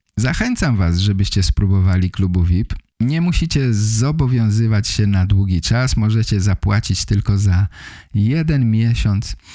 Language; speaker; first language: Polish; native; Polish